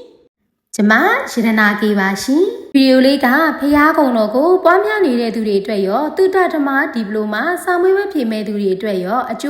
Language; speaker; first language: Burmese; native; Burmese